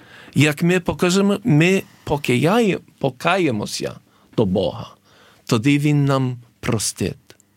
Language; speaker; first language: Ukrainian; early bilingual, heritage; English